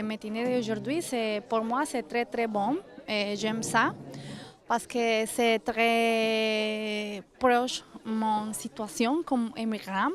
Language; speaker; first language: French; non-native, learner; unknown